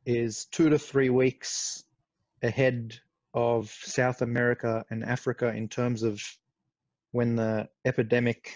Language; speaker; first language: English; non-native, fluent; Arabic